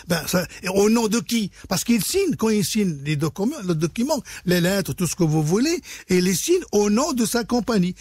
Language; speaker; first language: French; non-native, local second language; Arabic